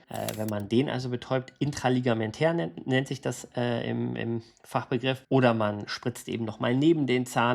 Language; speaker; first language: German; native; German